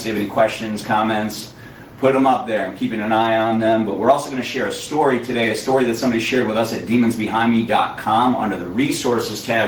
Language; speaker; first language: English; native; English